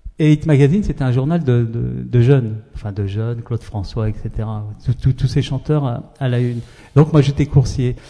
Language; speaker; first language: French; early bilingual, other home language; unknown